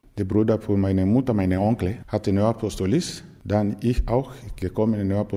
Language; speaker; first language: German; non-native, learner; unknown